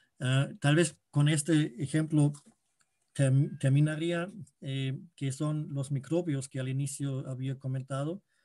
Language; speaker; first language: Spanish; non-native, fluent; German